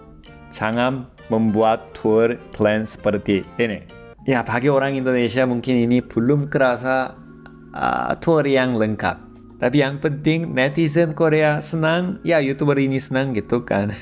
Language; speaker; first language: Indonesian; non-native, fluent; Korean